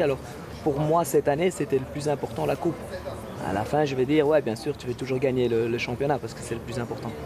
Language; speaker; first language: French; non-native, local second language; Dutch